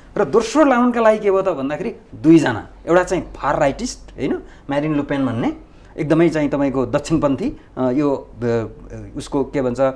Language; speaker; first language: Nepali; native; Nepali